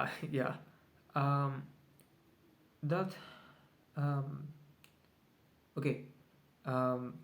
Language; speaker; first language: English; non-native, learner; Spanish